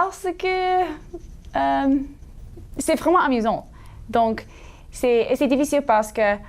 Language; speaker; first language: French; non-native, learner; English